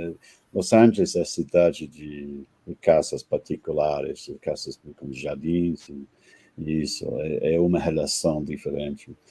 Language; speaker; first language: Portuguese; non-native, fluent; English